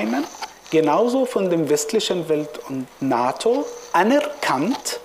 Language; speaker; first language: German; non-native, fluent; Arabic